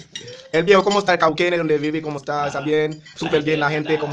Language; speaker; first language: Spanish; non-native, learner; Haitian Creole